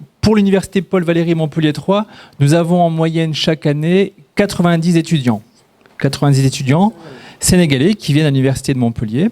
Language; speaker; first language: French; native; French